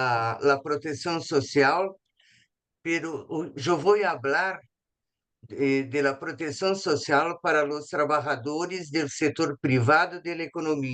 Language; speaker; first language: Spanish; non-native, fluent; Portuguese